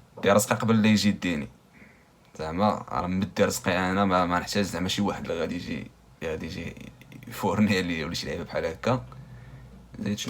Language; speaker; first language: Arabic; native; Arabic